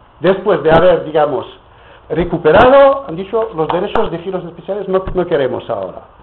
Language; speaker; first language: Spanish; non-native, fluent; French